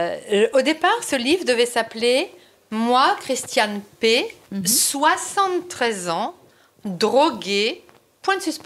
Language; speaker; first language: French; native; French